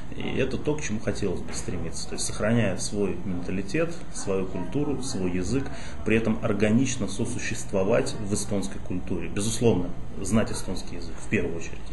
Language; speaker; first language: Russian; native; Russian